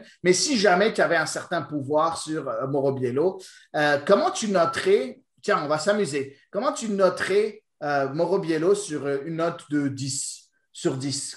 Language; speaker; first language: French; native; French